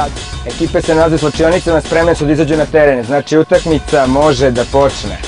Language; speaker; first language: Serbian; native; Serbian